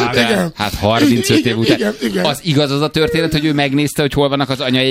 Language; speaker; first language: Hungarian; native; Hungarian